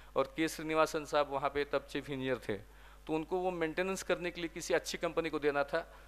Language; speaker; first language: Hindi; non-native, local second language; Marathi